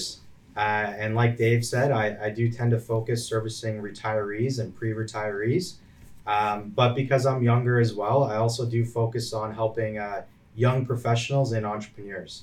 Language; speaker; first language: English; native; English